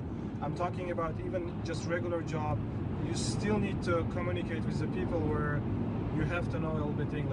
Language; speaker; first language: English; non-native, fluent; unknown